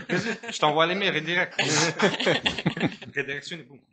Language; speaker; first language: French; non-native, fluent; Portuguese